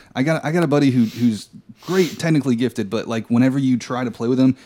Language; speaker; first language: English; native; English